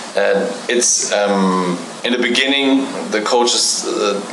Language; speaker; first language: English; non-native, fluent; German